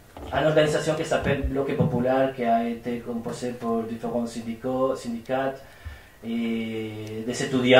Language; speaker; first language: French; non-native, fluent; Spanish